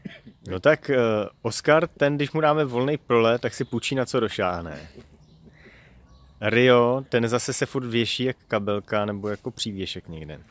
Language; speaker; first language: Czech; native; Czech